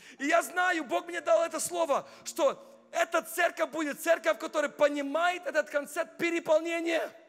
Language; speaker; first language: Russian; non-native, fluent; English